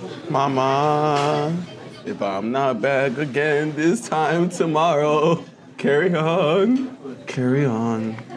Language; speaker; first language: English; native; English